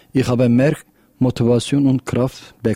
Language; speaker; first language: German; non-native, learner; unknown